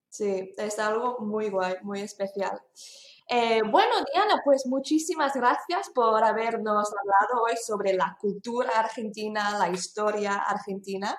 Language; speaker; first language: Spanish; non-native, fluent; English